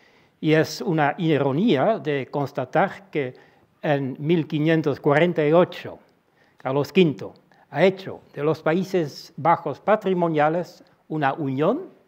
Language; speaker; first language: Spanish; non-native, fluent; Dutch